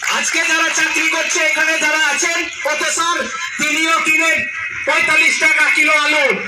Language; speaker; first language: Bangla; non-native, local second language; Santali